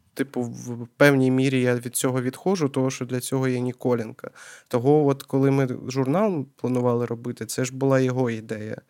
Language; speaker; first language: Ukrainian; non-native, local second language; Russian